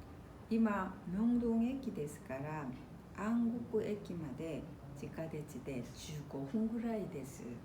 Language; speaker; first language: Japanese; non-native, fluent; Korean